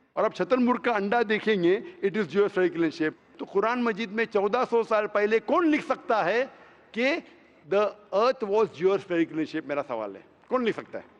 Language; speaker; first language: Hindi; non-native, local second language; Konkani